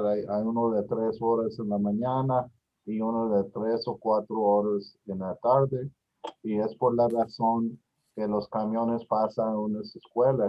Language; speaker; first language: Spanish; non-native, learner; English